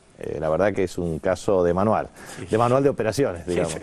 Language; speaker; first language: Spanish; native; Spanish